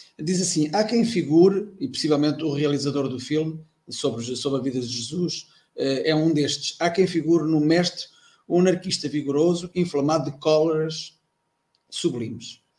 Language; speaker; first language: Portuguese; native; Portuguese